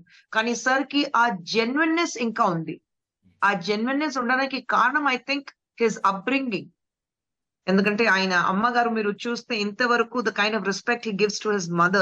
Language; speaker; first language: Telugu; non-native, local second language; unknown